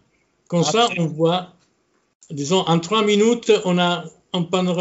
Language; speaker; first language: French; non-native, fluent; Italian